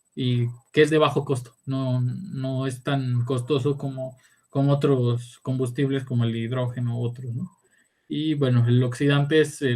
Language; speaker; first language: Spanish; native; Spanish